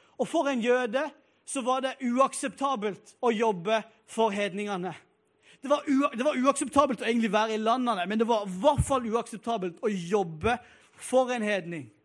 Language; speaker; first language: Norwegian; native; Norwegian